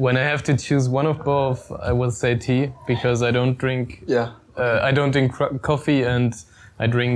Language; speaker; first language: English; non-native, fluent; German